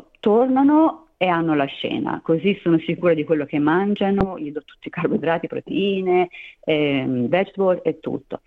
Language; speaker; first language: Italian; native; Italian